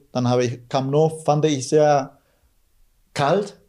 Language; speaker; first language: German; non-native, fluent; Guarani